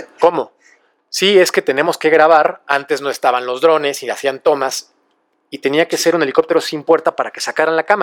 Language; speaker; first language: Spanish; native; Spanish